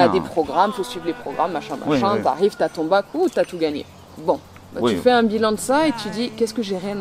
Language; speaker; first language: French; native; French